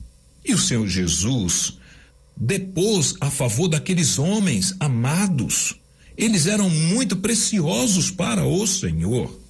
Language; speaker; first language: Portuguese; native; Portuguese